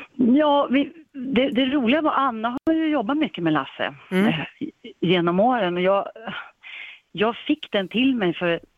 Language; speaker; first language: Swedish; native; Swedish